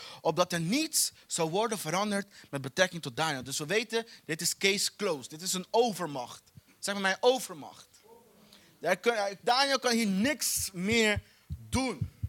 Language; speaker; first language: Dutch; non-native, fluent; Portuguese